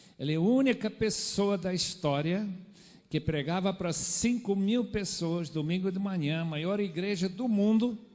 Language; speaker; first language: Portuguese; non-native, fluent; English